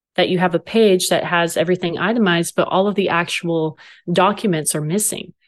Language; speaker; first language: English; native; English